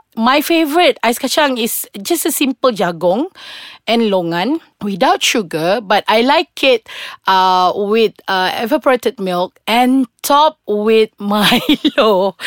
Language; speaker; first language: English; non-native, local second language; Malay